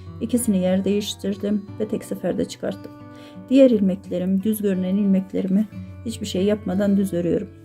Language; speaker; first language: Turkish; native; Turkish